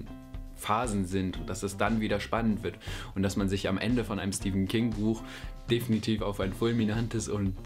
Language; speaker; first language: German; native; German